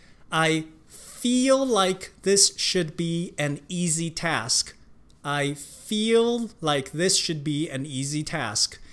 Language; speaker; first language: English; non-native, fluent; Chinese